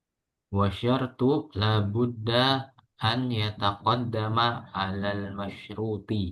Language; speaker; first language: Arabic; non-native, fluent; Indonesian